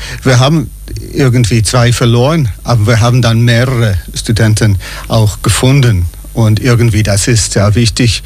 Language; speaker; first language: German; non-native, fluent; English